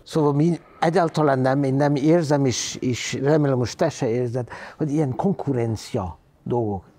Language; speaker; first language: Hungarian; non-native, learner; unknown